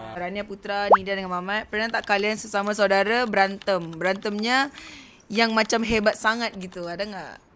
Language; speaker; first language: Malay; native; Malay